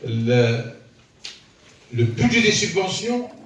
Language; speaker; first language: French; non-native, local second language; Arabic